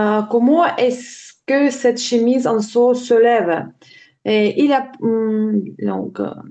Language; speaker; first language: French; non-native, learner; Ukrainian